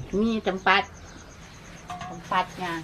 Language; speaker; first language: Indonesian; non-native, local second language; Balinese